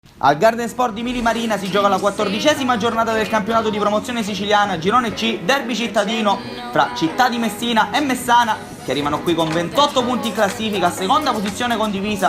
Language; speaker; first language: Italian; native; Italian